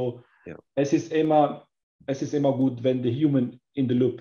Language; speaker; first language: German; non-native, learner; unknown